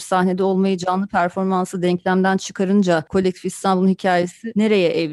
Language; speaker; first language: Turkish; native; Turkish